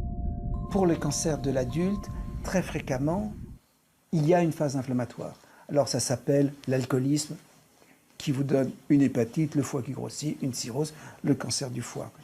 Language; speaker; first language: French; native; French